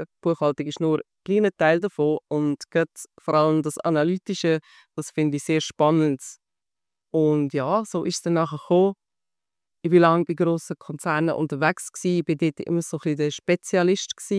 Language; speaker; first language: German; native; German